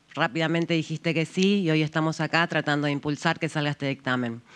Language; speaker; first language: Spanish; native; Spanish